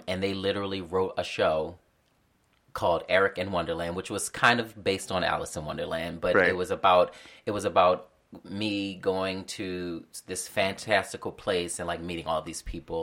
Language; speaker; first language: English; native; English